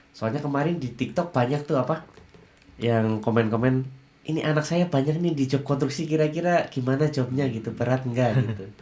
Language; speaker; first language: Indonesian; native; Indonesian